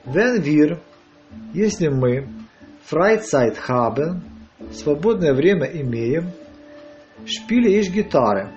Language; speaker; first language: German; non-native, learner; Russian